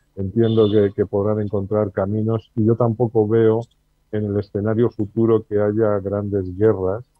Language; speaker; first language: Spanish; native; Spanish